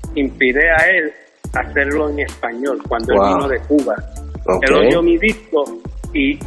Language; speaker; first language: Spanish; early bilingual, heritage; Spanish